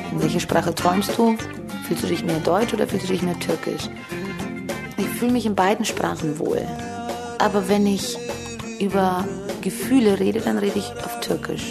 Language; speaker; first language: German; early bilingual, other home language; Turkish